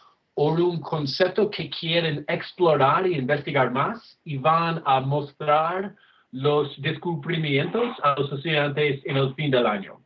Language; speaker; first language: Spanish; non-native, fluent; English